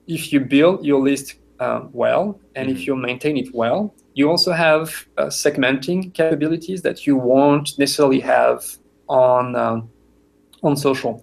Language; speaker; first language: English; non-native, fluent; French